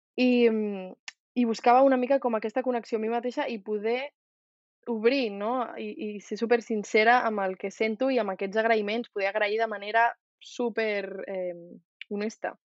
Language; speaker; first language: Catalan; native; Catalan